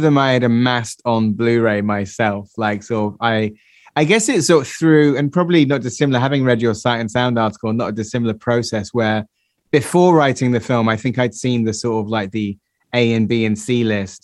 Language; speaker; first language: English; native; English